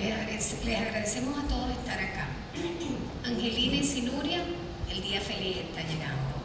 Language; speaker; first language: Spanish; native; Spanish